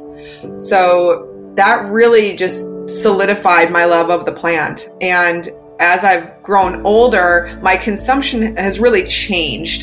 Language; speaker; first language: English; native; English